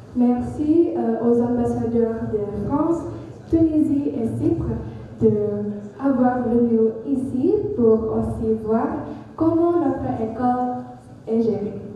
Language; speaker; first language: French; non-native, learner; Indonesian